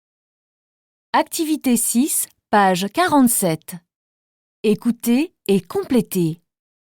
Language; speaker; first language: French; native; French